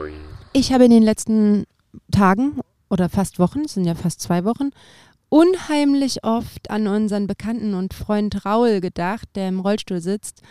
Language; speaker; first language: German; native; German